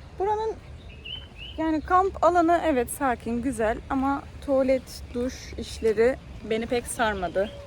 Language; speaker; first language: Turkish; native; Turkish